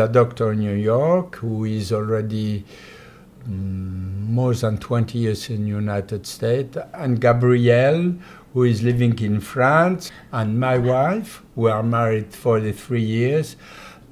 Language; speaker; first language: English; non-native, fluent; Polish